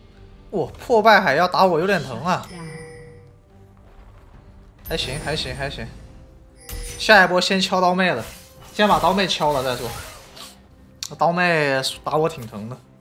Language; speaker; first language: Chinese; native; Chinese